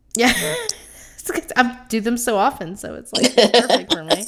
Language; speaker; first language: English; native; English